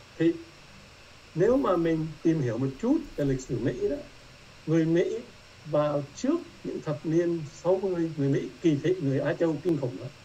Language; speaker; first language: Vietnamese; native; Vietnamese